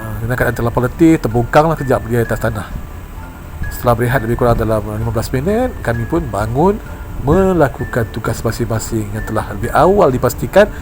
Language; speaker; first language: Malay; native; Malay